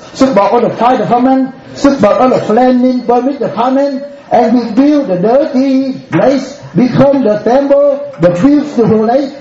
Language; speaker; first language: English; non-native, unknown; Vietnamese